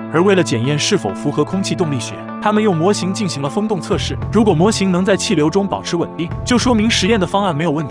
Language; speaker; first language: Chinese; native; Chinese